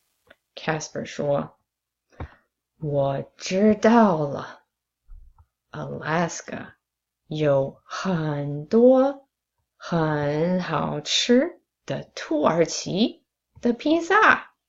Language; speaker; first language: Chinese; non-native, fluent; English